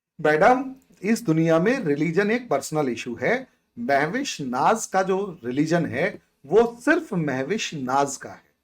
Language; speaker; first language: Hindi; native; Hindi